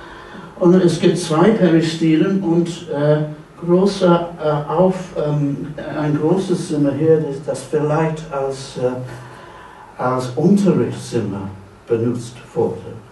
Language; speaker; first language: German; non-native, fluent; English